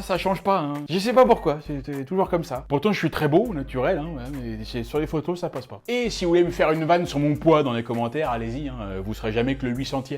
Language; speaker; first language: French; native; French